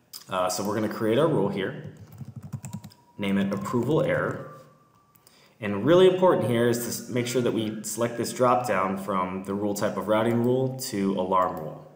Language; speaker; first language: English; native; English